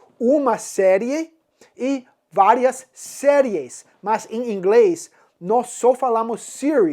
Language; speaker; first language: Portuguese; non-native, fluent; English